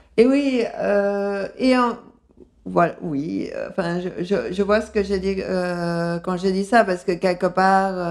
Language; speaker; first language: French; early bilingual, other home language; Spanish